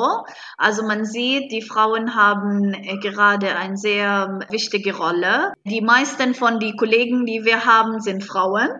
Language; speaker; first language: German; non-native, fluent; Arabic